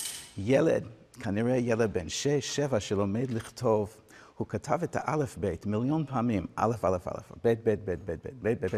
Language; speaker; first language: Hebrew; non-native, fluent; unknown